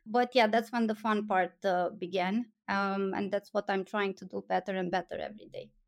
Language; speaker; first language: English; non-native, fluent; Romanian